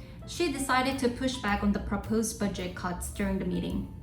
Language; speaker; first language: English; non-native, fluent; Korean